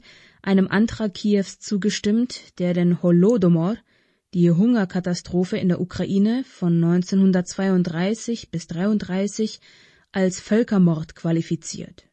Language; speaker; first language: German; native; German